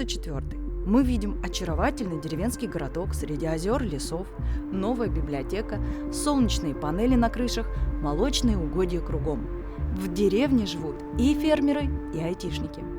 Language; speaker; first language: Russian; native; Russian